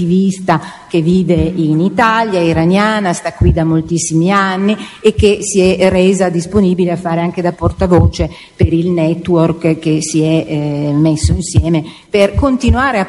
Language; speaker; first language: Italian; native; Italian